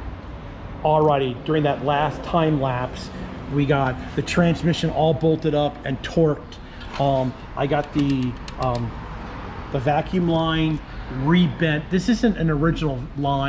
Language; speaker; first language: English; native; English